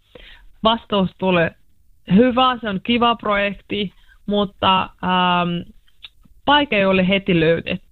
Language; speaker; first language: Finnish; non-native, fluent; Russian